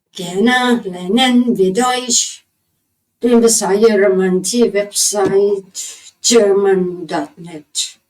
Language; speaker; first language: German; non-native, learner; Thai